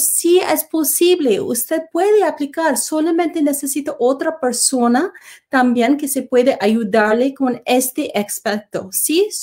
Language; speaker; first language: Spanish; non-native, learner; English